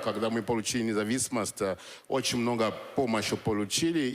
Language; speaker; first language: Russian; non-native, fluent; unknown